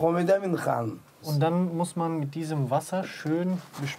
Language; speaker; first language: German; non-native, fluent; Uzbek